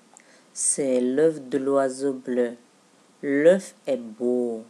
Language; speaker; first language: French; non-native, fluent; Russian